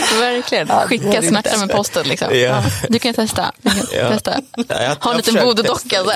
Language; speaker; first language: Swedish; native; Swedish